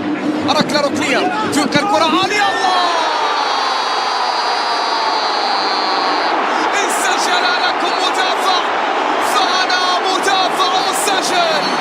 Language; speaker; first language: Arabic; native; Arabic